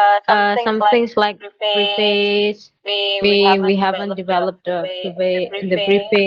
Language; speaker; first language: English; non-native, learner; Indonesian